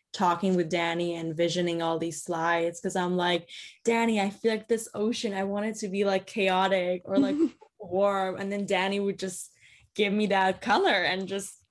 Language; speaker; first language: English; non-native, fluent; Persian